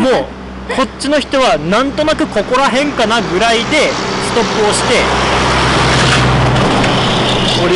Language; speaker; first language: Japanese; native; Japanese